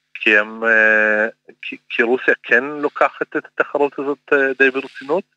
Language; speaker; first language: Hebrew; early bilingual, other home language; Russian